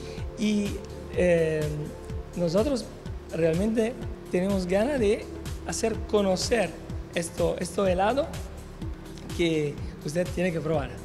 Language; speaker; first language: Spanish; non-native, fluent; Italian